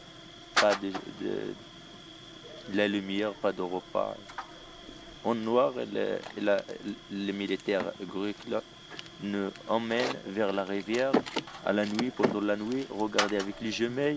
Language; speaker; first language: French; non-native, local second language; Arabic